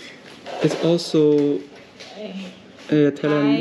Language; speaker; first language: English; non-native, learner; Chinese